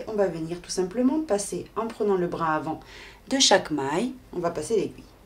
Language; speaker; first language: French; native; French